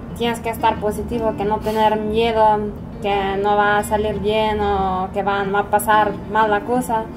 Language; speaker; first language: Spanish; non-native, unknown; Macedonian